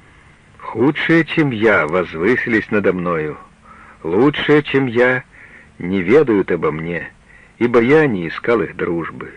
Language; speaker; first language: Russian; native; Russian